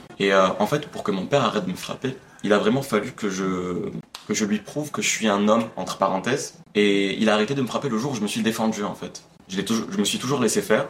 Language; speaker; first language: French; non-native, local second language; Arabic